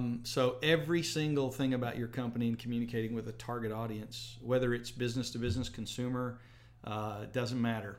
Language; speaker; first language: English; native; English